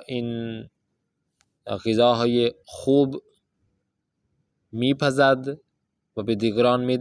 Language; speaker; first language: Persian; non-native, fluent; Urdu